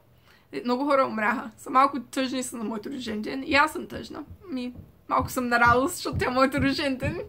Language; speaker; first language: Bulgarian; early bilingual, heritage; Bulgarian